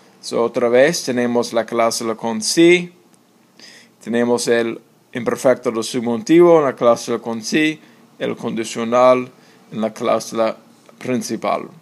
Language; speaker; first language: Spanish; non-native, fluent; English